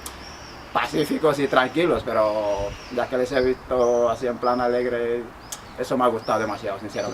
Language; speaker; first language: Spanish; early bilingual, other home language; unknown